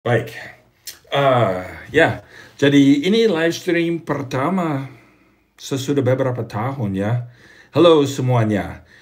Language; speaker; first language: Indonesian; non-native, fluent; English